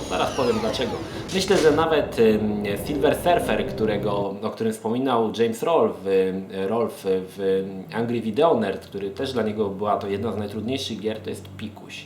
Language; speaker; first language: Polish; native; Polish